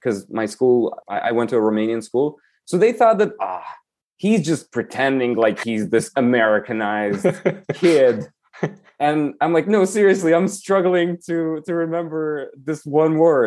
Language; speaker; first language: English; non-native, fluent; Romanian